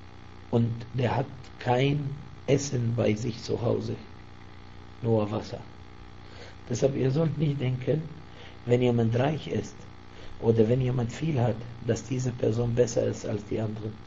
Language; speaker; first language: German; non-native, fluent; Arabic